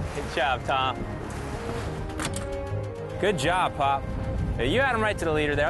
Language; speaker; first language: English; native; English